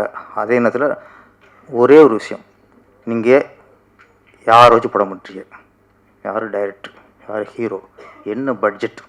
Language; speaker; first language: Tamil; native; Tamil